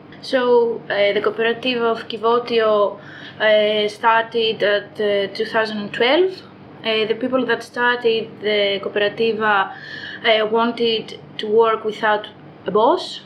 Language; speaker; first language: English; non-native, fluent; Greek